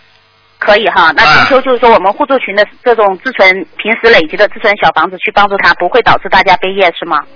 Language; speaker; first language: Chinese; native; Chinese